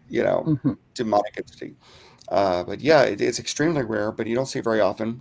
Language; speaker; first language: English; native; English